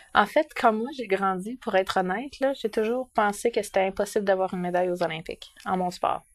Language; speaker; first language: French; native; French